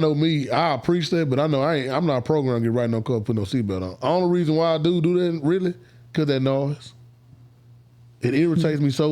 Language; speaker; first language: English; native; English